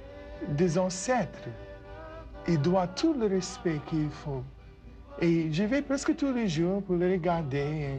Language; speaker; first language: French; non-native, fluent; English